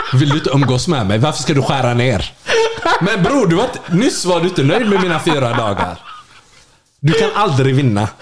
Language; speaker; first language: Swedish; native; Swedish